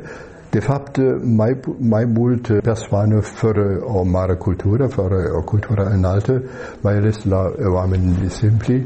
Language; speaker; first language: Romanian; non-native, fluent; German